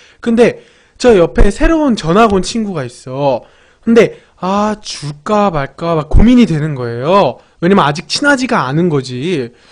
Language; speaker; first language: Korean; early bilingual, heritage; Korean